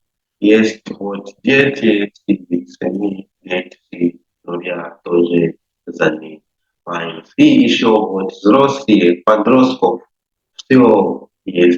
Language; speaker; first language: Russian; non-native, learner; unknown